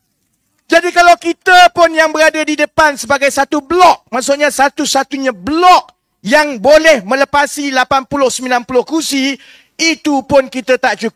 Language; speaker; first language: Malay; native; Malay